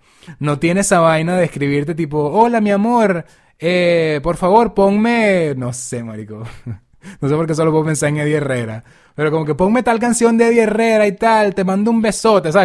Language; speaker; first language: Spanish; native; Spanish